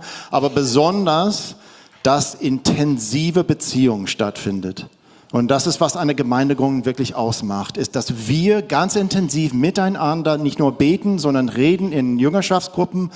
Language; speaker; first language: German; non-native, fluent; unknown